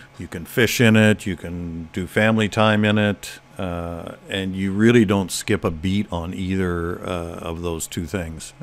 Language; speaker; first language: English; native; English